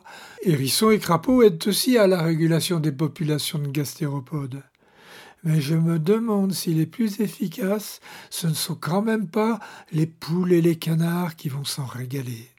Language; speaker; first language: French; native; French